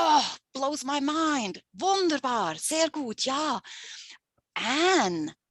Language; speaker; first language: German; non-native, fluent; English